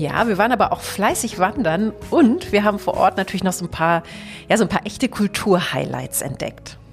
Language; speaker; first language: German; native; German